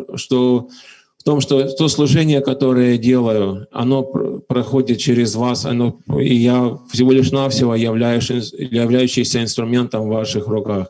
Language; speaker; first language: Russian; native; Russian